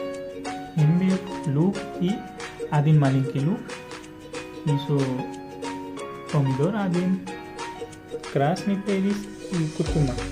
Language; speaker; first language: Russian; non-native, learner; Hindi